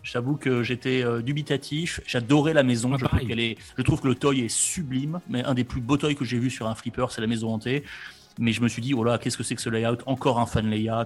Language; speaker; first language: French; native; French